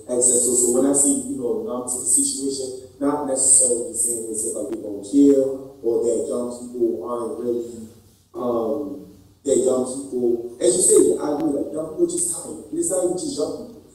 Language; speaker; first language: English; native; English